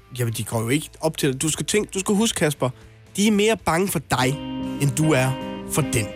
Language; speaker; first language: Danish; native; Danish